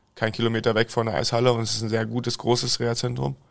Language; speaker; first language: German; native; German